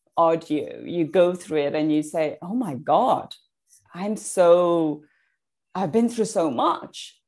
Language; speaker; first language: English; non-native, fluent; Persian